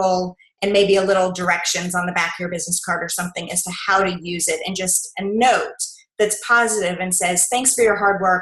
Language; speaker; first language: English; native; English